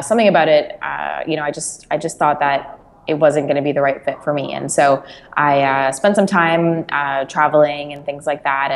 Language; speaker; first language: English; native; English